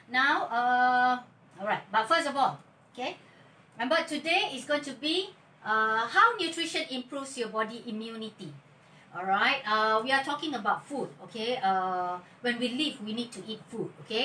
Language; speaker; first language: English; non-native, local second language; Malay